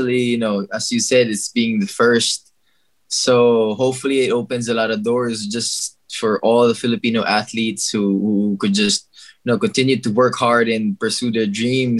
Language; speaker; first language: English; non-native, local second language; Filipino